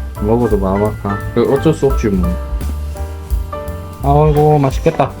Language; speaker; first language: Korean; native; Korean